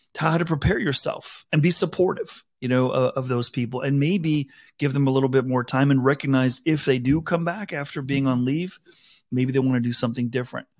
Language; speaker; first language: English; native; English